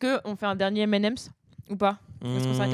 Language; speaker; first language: French; native; French